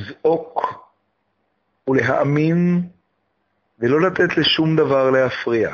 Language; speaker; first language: Hebrew; native; Hebrew